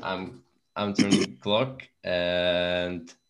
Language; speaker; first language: English; non-native, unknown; Slovak